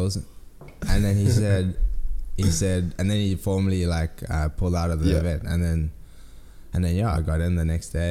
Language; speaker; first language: English; native; English